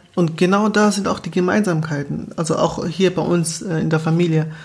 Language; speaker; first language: German; early bilingual, other home language; Portuguese